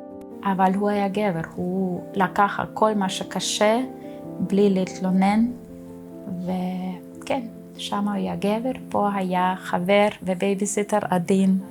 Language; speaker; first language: Hebrew; non-native, learner; German